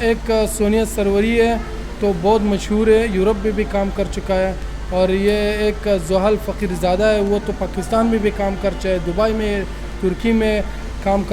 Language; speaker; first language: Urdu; non-native, local second language; Pashto